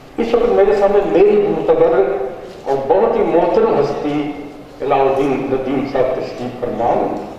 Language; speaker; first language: Urdu; non-native, local second language; Northern Hindko